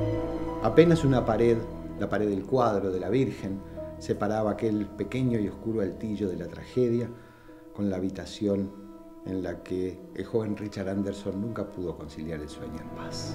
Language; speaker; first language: Spanish; native; Spanish